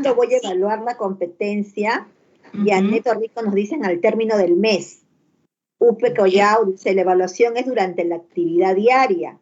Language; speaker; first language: Spanish; native; Spanish